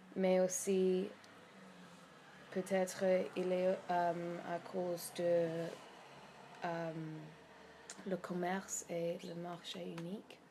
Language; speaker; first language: French; non-native, learner; English